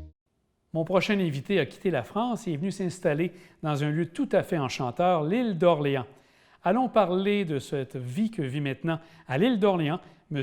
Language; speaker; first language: French; native; French